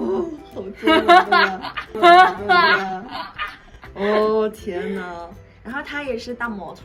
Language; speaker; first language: Chinese; non-native, fluent; Mongolian